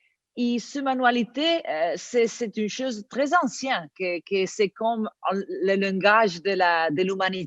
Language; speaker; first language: French; non-native, learner; Italian